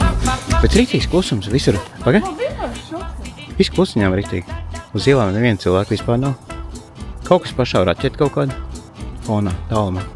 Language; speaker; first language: Latvian; native; Latvian